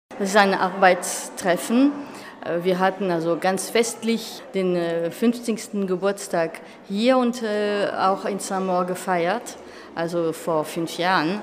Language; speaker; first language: German; non-native, fluent; French